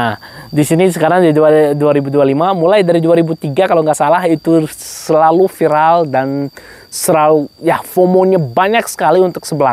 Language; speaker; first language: Indonesian; non-native, fluent; Arabic